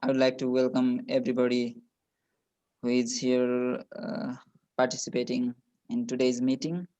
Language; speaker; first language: English; non-native, local second language; Nepali